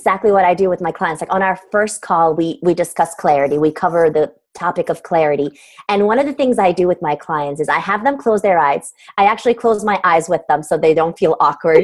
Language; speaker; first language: English; non-native, fluent; Turkish